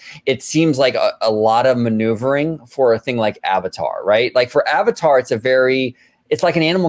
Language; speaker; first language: English; native; English